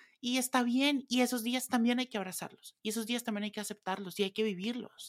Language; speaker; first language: Spanish; native; Spanish